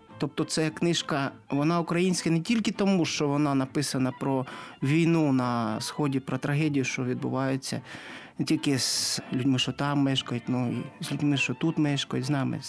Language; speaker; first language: Ukrainian; non-native, local second language; Russian